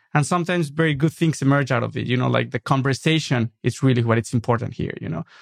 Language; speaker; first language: English; non-native, fluent; Spanish